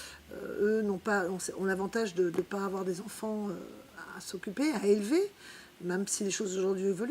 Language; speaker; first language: French; native; French